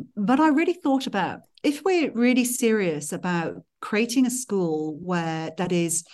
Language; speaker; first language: English; native; English